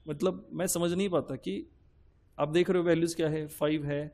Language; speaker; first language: Hindi; non-native, local second language; Marathi